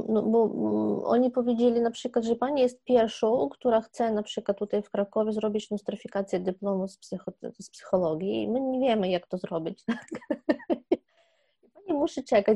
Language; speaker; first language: Polish; non-native, fluent; Ukrainian